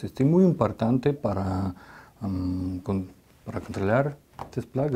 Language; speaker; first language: Spanish; non-native, fluent; Russian